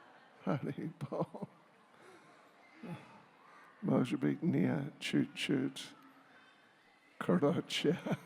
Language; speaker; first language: Russian; non-native, learner; English